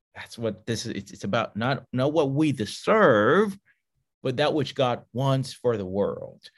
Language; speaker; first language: English; early bilingual, other home language; Spanish